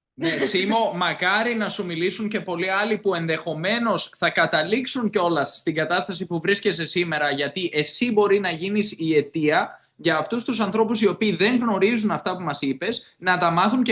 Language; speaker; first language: Greek; native; Greek